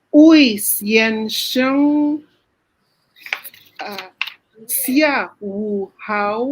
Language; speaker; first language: Chinese; non-native, learner; Filipino